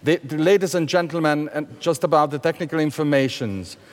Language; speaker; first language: English; non-native, fluent; Hungarian